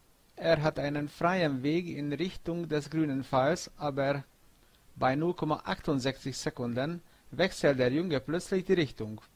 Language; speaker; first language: German; non-native, fluent; Hungarian